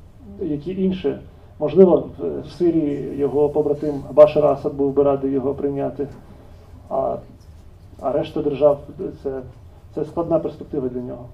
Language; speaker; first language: Ukrainian; native; Ukrainian